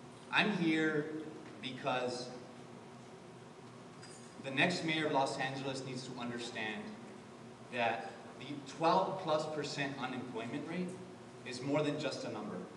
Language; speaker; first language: English; early bilingual, other home language; Spanish